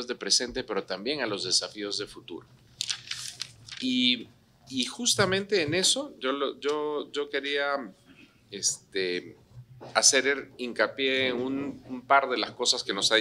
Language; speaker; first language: Spanish; native; Spanish